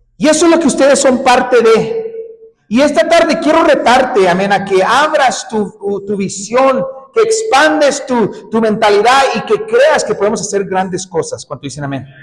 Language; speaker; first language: Spanish; early bilingual, heritage; Spanish